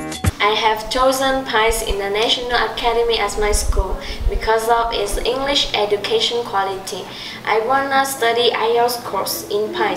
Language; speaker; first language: English; non-native, learner; Vietnamese